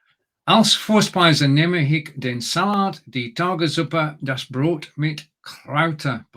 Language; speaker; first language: German; non-native, learner; English